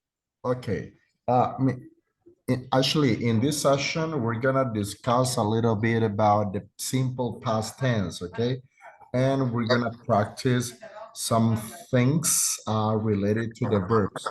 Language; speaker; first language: English; non-native, fluent; Spanish